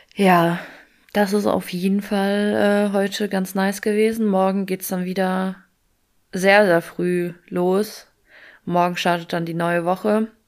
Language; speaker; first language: German; early bilingual, other home language; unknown